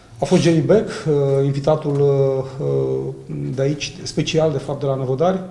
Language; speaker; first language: Romanian; native; Romanian